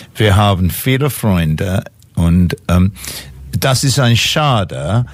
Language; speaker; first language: German; non-native, learner; English